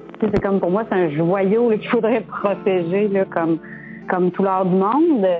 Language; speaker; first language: French; native; French